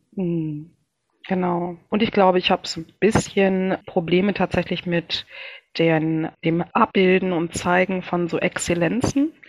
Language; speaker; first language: German; early bilingual, other home language; Kinyarwanda